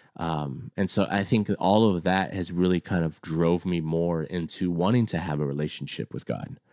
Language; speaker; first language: English; native; English